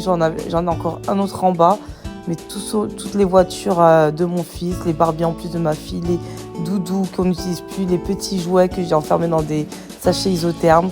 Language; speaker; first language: French; native; French